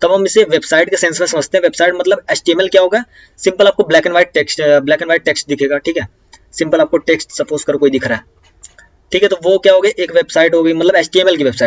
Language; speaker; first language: Hindi; native; Hindi